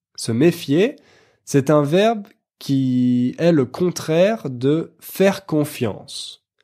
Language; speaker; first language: French; native; French